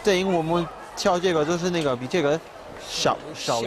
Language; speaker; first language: Chinese; non-native, learner; English